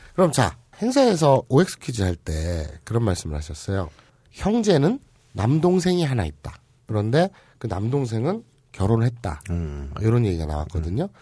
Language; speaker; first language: Korean; native; Korean